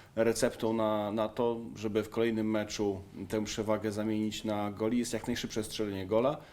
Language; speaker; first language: Polish; native; Polish